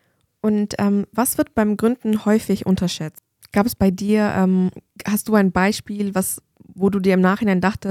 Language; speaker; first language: German; native; German